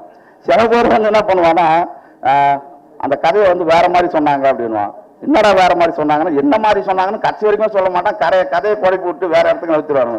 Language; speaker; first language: Tamil; native; Tamil